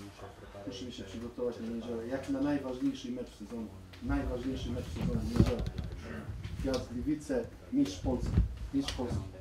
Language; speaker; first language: Polish; non-native, fluent; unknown